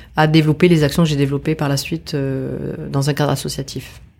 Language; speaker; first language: French; native; French